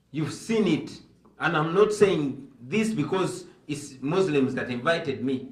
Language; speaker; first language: English; non-native, local second language; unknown